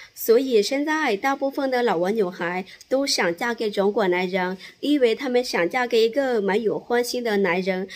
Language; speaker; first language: Chinese; non-native, fluent; Lao